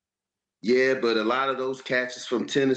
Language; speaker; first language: English; native; English